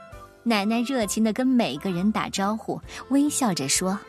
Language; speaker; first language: Chinese; native; Chinese